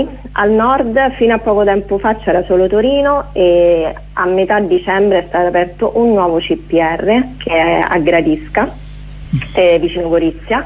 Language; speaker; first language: Italian; native; Italian